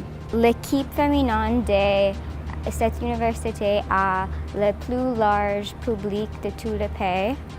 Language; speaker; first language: French; non-native, learner; English